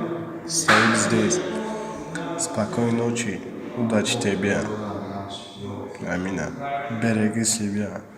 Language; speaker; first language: Russian; non-native, learner; Tajik